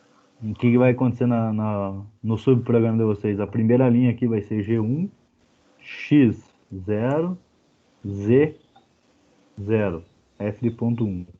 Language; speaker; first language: Portuguese; native; Portuguese